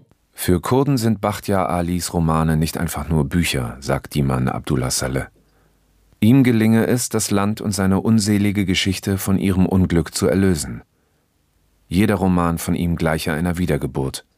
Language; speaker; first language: German; native; German